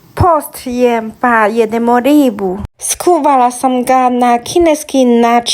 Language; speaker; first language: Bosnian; non-native, learner; Chinese